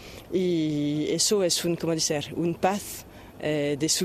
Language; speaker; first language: Spanish; non-native, learner; French